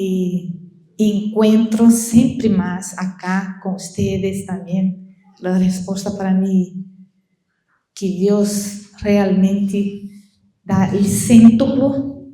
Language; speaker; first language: Spanish; non-native, learner; Portuguese